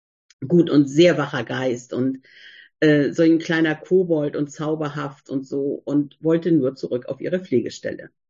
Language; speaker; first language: German; native; German